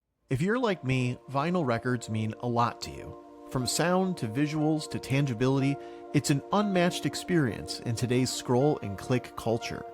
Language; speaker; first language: English; native; English